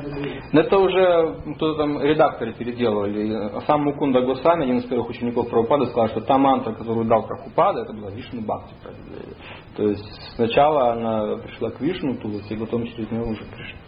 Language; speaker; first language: Russian; native; Russian